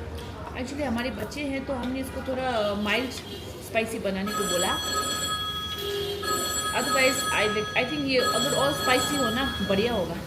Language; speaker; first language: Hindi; non-native, local second language; Tibetan